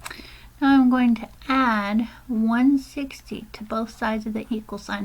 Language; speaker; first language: English; native; English